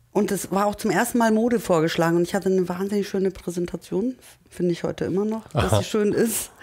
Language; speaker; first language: German; early bilingual, other home language; Turkish